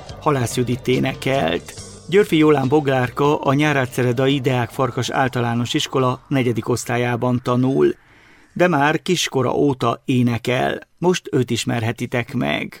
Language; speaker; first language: Hungarian; native; Hungarian